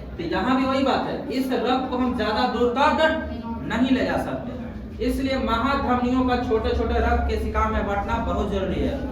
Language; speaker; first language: Hindi; native; Hindi